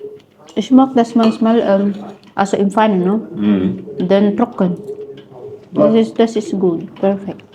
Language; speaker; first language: German; non-native, learner; Filipino